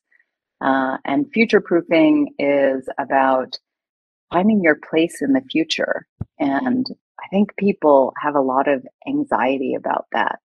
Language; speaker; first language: English; native; English